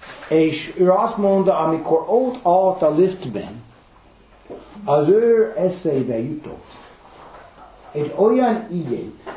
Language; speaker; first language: Hungarian; non-native, fluent; English